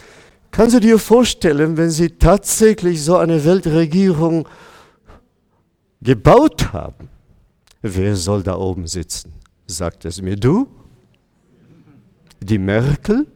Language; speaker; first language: German; non-native, fluent; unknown